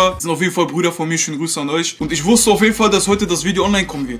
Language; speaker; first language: German; native; German